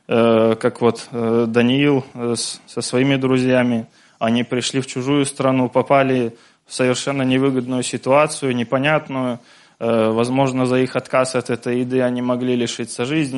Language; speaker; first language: Russian; native; Russian